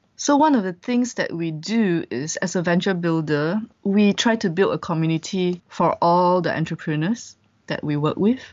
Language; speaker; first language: English; non-native, local second language; Chinese